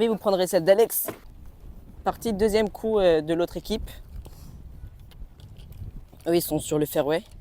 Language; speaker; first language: French; native; French